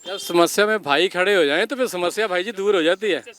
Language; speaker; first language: Hindi; non-native, local second language; Punjabi